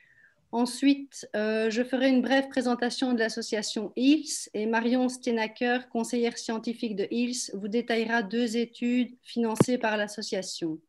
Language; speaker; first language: French; native; French